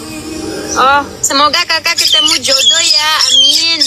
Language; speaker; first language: Indonesian; native; Indonesian